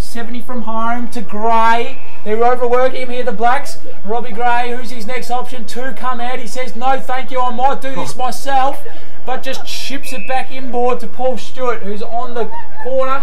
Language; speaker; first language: English; native; English